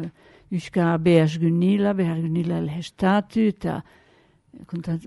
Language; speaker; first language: Basque; native; Basque